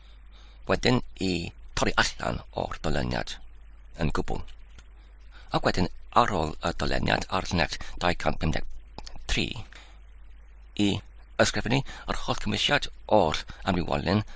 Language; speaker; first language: Welsh; non-native, learner; English